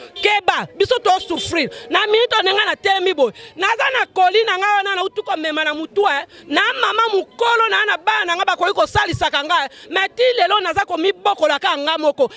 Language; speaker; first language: Lingala; native; Lingala